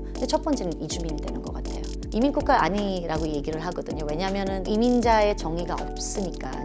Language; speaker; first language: Korean; non-native, fluent; Filipino